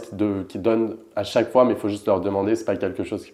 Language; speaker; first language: French; native; French